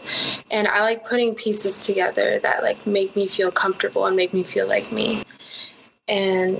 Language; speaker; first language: English; early bilingual, other home language; Spanish